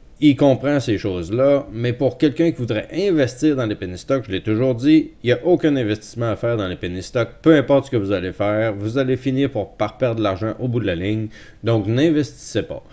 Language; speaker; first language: French; native; French